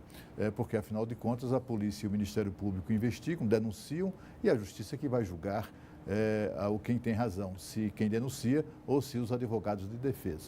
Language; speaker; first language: Portuguese; native; Portuguese